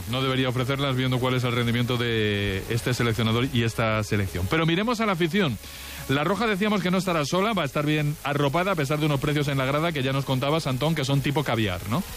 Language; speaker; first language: Spanish; native; Spanish